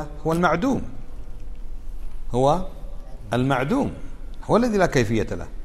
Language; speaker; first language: Arabic; native; Arabic